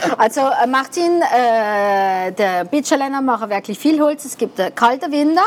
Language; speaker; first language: German; non-native, local second language; French